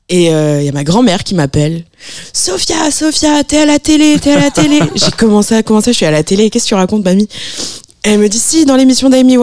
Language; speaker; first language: French; native; French